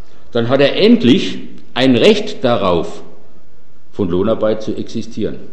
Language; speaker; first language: German; native; German